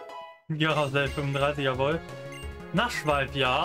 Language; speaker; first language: German; native; German